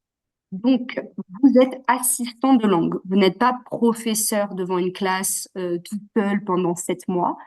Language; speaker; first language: French; native; French